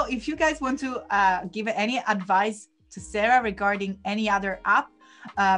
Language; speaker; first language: English; non-native, fluent; Italian